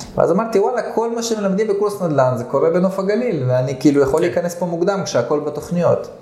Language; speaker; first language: Hebrew; early bilingual, other home language; Russian